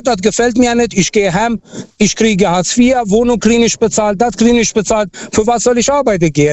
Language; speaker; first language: German; early bilingual, other home language; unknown